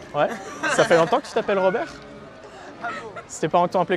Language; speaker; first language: French; native; French